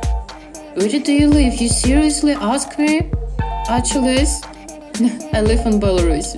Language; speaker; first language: English; non-native, learner; Russian